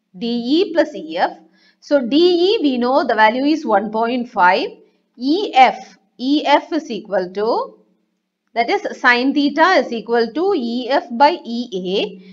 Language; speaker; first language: English; non-native, local second language; Malayalam